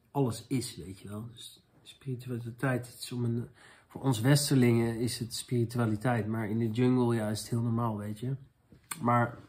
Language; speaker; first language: Dutch; native; Dutch